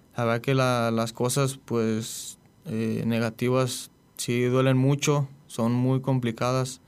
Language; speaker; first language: Spanish; native; Spanish